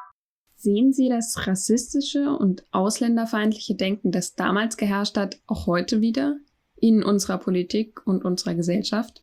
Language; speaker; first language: German; native; German